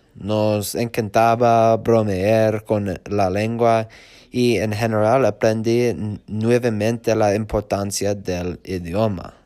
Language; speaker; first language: Spanish; non-native, learner; English